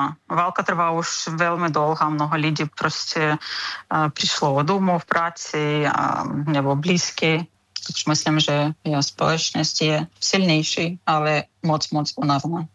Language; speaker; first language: Czech; non-native, learner; Ukrainian